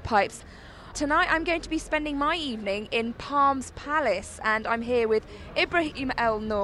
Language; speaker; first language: English; native; English